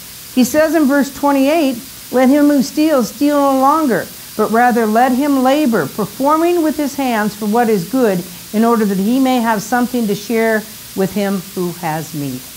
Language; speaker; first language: English; native; English